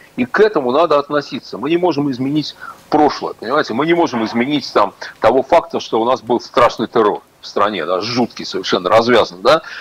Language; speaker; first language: Russian; native; Russian